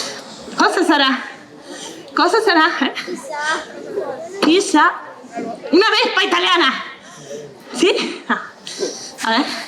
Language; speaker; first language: Italian; non-native, learner; Spanish